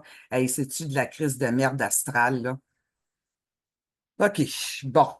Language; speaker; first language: French; native; French